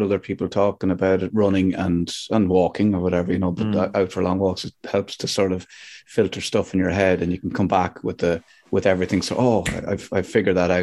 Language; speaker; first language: English; native; English